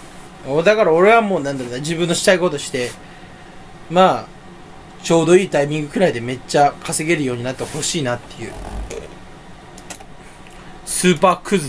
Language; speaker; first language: Japanese; native; Japanese